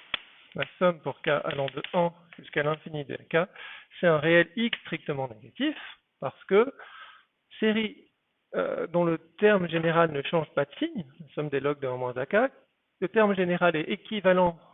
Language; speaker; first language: French; native; French